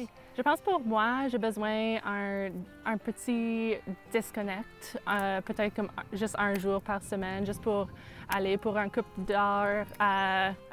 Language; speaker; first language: French; non-native, local second language; English